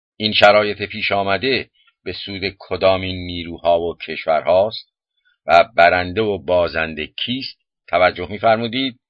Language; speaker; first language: Persian; native; Persian